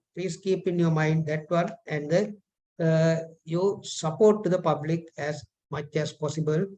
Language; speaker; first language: English; non-native, local second language; Sinhala